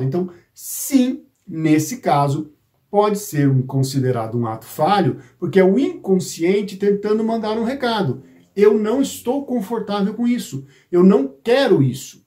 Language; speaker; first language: Portuguese; native; Portuguese